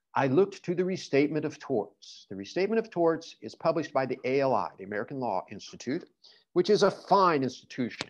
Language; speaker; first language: English; native; English